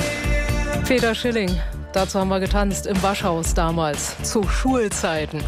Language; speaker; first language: German; native; German